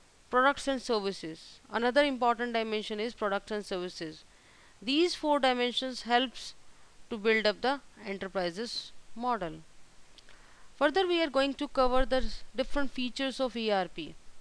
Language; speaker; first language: English; non-native, local second language; Hindi